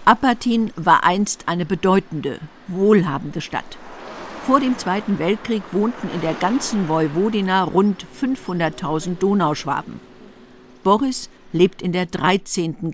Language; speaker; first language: German; native; German